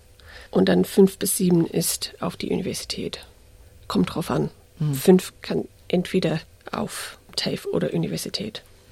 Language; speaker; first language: German; non-native, fluent; English